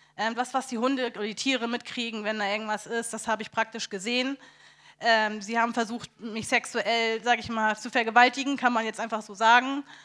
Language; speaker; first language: German; native; German